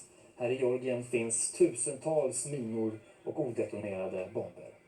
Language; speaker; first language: Swedish; native; Swedish